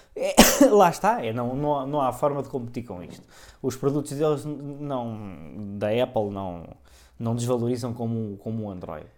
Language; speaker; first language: Portuguese; native; Portuguese